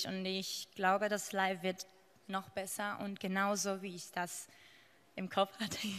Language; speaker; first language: German; non-native, fluent; Georgian